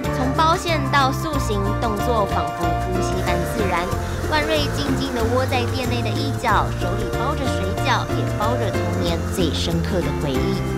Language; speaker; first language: Chinese; native; Chinese